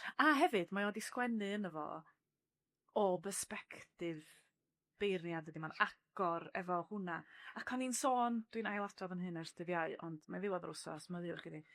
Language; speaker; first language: Welsh; native; Welsh